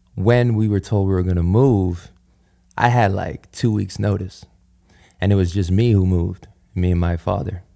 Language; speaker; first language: English; early bilingual, other home language; Yoruba